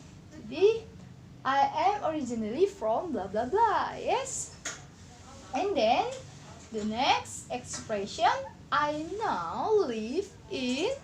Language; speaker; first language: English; non-native, learner; Indonesian